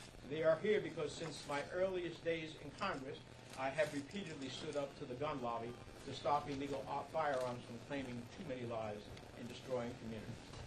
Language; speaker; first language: English; early bilingual, other home language; Spanish